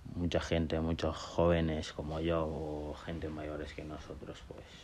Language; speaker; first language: Spanish; non-native, fluent; Wolof